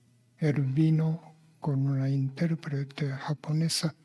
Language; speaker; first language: Spanish; non-native, fluent; Japanese